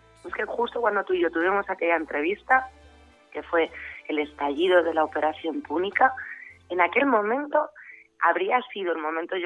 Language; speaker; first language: Spanish; native; Spanish